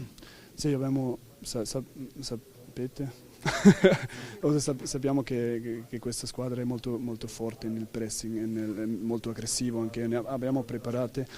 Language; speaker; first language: Italian; non-native, fluent; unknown